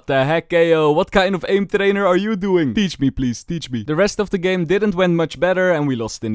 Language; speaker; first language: English; non-native, fluent; Dutch